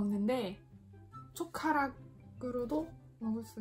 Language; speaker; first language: Korean; non-native, learner; French